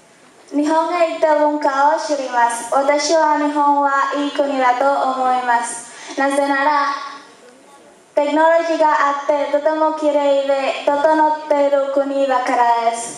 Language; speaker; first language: Japanese; non-native, learner; Spanish